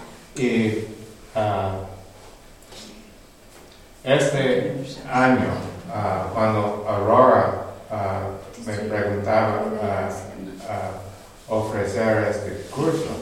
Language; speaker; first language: Spanish; non-native, learner; English